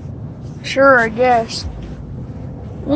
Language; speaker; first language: English; native; English